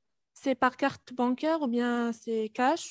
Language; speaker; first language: French; non-native, fluent; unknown